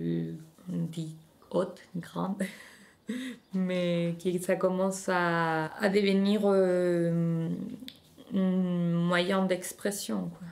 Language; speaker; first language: French; non-native, fluent; Spanish